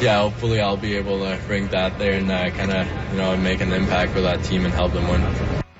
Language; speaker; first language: English; non-native, fluent; French